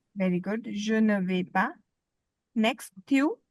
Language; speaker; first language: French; non-native, fluent; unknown